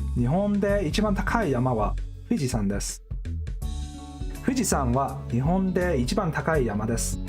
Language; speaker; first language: Japanese; non-native, learner; English